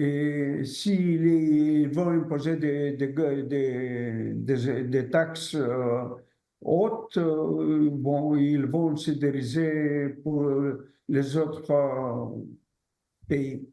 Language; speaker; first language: French; non-native, fluent; Greek